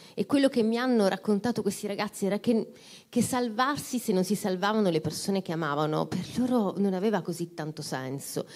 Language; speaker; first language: Italian; native; Italian